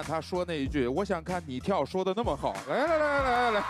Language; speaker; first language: Chinese; native; Chinese